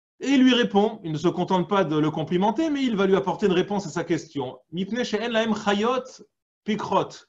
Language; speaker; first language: French; native; French